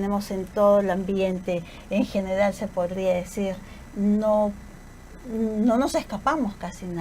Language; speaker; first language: Spanish; native; Spanish